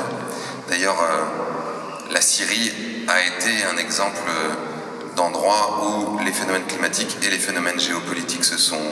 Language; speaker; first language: French; native; French